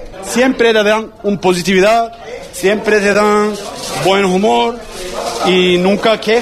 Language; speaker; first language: Spanish; non-native, learner; Turkish